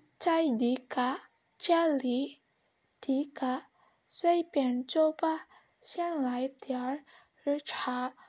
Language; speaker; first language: Chinese; non-native, learner; Indonesian